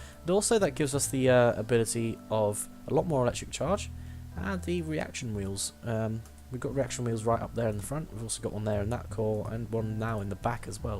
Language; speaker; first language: English; native; English